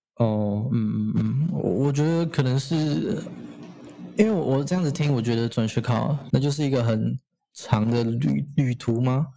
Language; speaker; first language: Chinese; native; Chinese